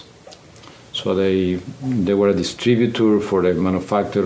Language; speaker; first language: English; non-native, fluent; Spanish